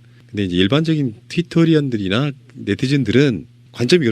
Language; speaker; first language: Korean; native; Korean